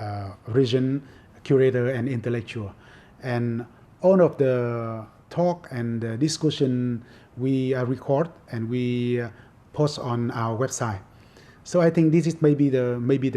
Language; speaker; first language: English; non-native, fluent; Vietnamese